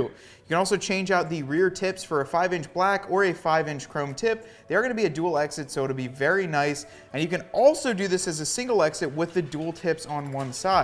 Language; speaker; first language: English; native; English